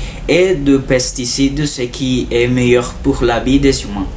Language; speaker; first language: French; non-native, learner; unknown